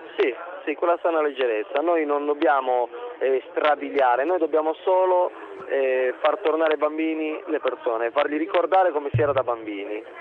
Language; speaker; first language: Italian; native; Italian